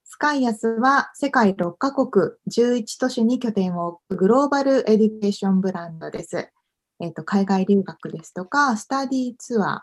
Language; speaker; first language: Japanese; native; Japanese